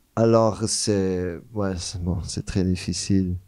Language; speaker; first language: French; non-native, fluent; Portuguese